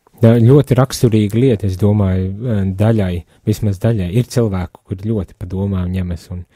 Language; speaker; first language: Latvian; native; Latvian